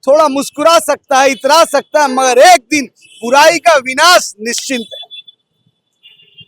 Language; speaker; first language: Hindi; non-native, local second language; Bangla